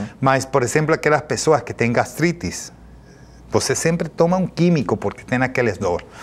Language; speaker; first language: Portuguese; non-native, fluent; Spanish